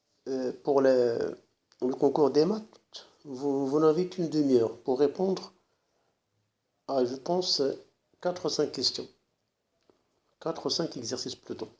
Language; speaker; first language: French; non-native, local second language; Arabic